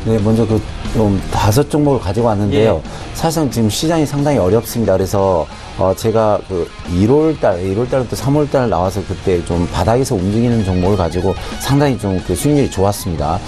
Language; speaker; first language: Korean; native; Korean